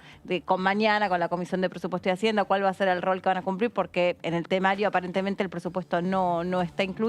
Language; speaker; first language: Spanish; native; Spanish